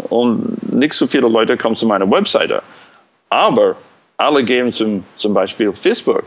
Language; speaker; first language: German; non-native, fluent; English